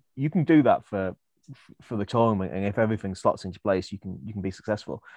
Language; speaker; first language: English; native; English